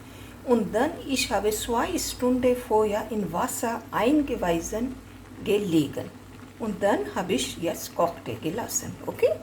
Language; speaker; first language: German; non-native, learner; Hindi